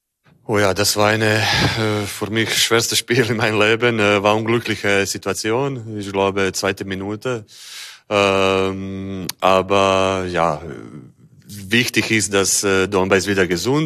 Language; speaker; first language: German; non-native, learner; Croatian